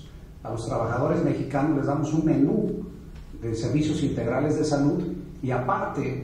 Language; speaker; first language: Spanish; native; Spanish